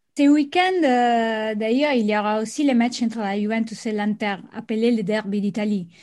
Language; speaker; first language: French; non-native, fluent; Italian